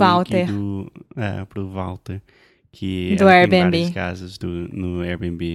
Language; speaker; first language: Portuguese; non-native, fluent; English